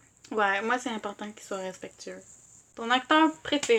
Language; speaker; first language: French; native; French